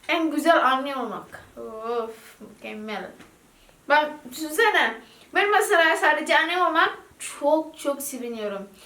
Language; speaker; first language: Turkish; non-native, learner; Indonesian